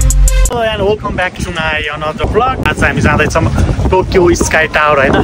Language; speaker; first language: Nepali; native; Nepali